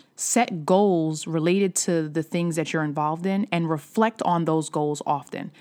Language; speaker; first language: English; native; English